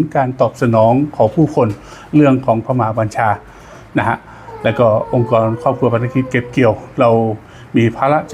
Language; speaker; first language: Thai; native; Thai